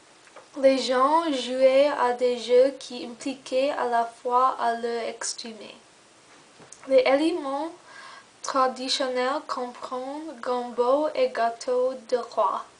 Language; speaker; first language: French; non-native, learner; English